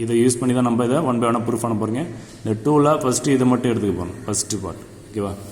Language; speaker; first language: Tamil; native; Tamil